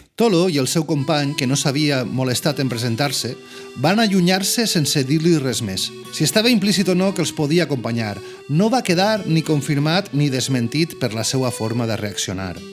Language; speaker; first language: Catalan; native; Catalan